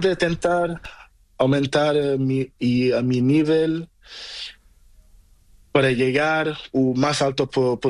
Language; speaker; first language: Spanish; non-native, learner; Portuguese